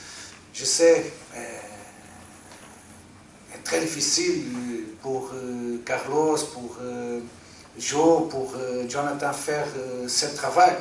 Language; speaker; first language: French; non-native, fluent; Portuguese